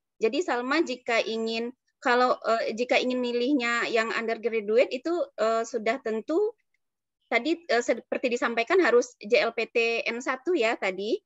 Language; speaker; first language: Indonesian; native; Indonesian